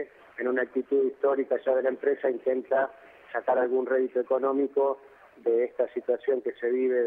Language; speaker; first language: Spanish; native; Spanish